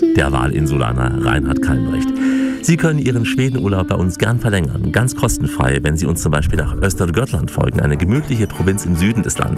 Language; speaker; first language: German; native; German